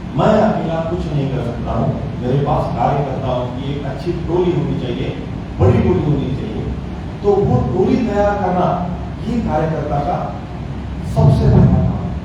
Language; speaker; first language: Hindi; non-native, local second language; Marathi